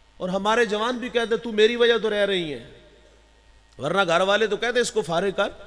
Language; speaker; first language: Urdu; non-native, local second language; Punjabi